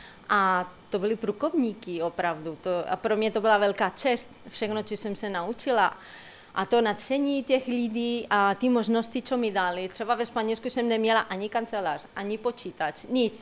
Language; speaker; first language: Czech; non-native, fluent; Spanish